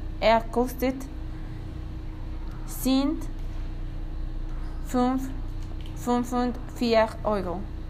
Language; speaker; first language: German; non-native, learner; Spanish